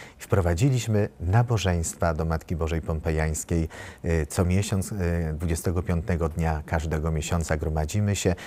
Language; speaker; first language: Polish; native; Polish